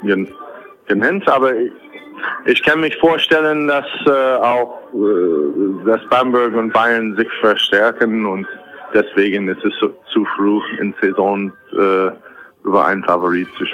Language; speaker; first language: German; non-native, fluent; English